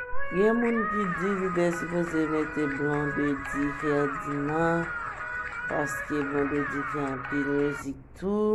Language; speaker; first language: French; non-native, local second language; Haitian Creole